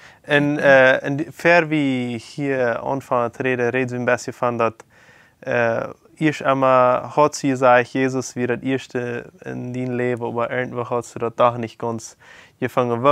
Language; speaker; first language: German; non-native, local second language; Plautdietsch